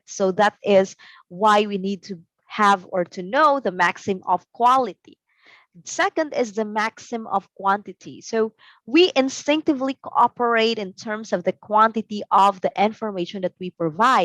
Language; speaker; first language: English; non-native, local second language; Cebuano